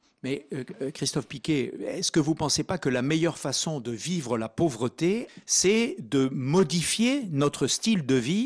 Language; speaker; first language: French; native; French